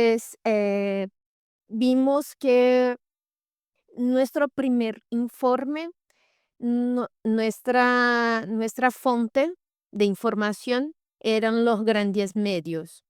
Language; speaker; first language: Spanish; non-native, fluent; Portuguese